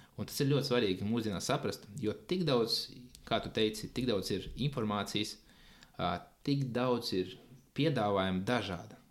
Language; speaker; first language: Latvian; native; Latvian